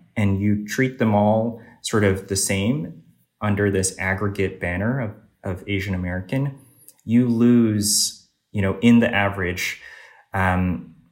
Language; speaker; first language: English; native; English